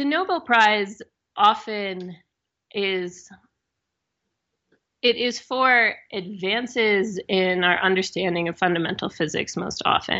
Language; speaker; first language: English; native; English